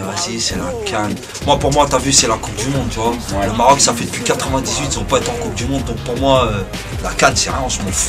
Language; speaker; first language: French; early bilingual, other home language; Arabic